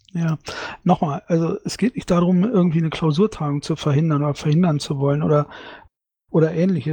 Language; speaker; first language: German; native; German